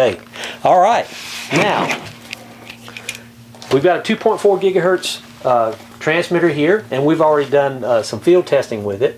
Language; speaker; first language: English; native; English